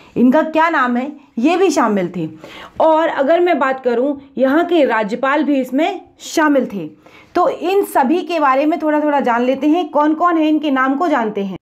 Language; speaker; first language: Hindi; native; Hindi